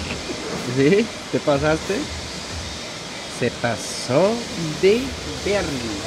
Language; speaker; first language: Spanish; non-native, fluent; German